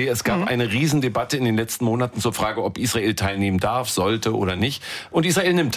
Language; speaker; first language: German; native; German